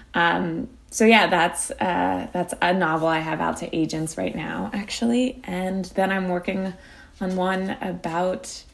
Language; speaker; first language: English; native; English